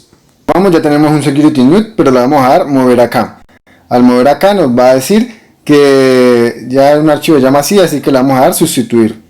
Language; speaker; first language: Spanish; native; Spanish